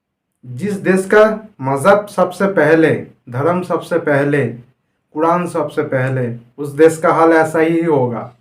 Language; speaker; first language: Hindi; non-native, fluent; Bangla